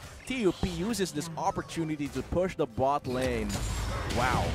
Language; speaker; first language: English; non-native, local second language; Filipino